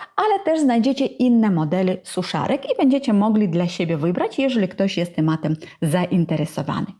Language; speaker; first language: Polish; non-native, fluent; Ukrainian